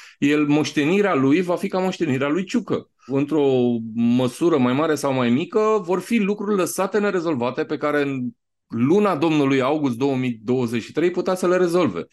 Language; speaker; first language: Romanian; native; Romanian